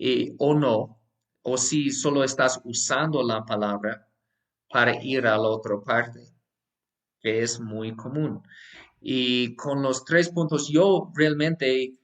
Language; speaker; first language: Spanish; non-native, fluent; English